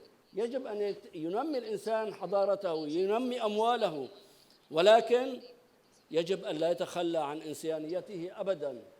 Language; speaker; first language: Arabic; native; Arabic